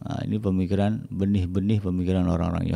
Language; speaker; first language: Indonesian; native; Indonesian